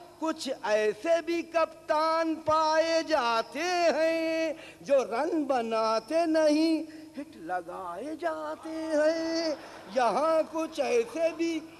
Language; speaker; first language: Urdu; native; Urdu